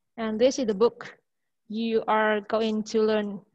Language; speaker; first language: English; non-native, fluent; Vietnamese